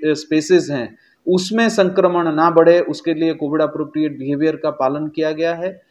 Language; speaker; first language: Hindi; non-native, local second language; Gujarati